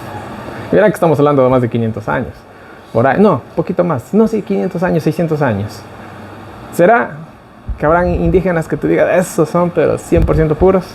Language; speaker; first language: Spanish; native; Spanish